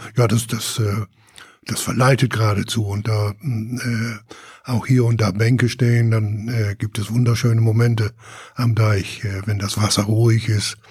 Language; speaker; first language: German; native; German